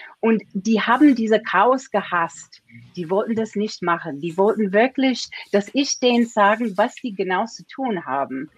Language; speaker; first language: German; non-native, fluent; English